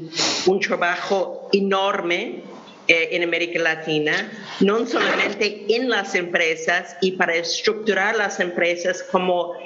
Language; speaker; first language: Spanish; non-native, fluent; English